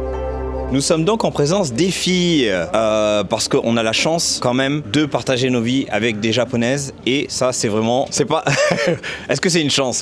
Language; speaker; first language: French; native; French